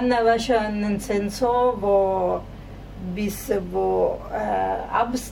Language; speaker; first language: German; non-native, learner; Italian